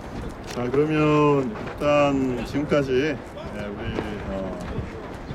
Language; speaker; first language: Korean; native; Korean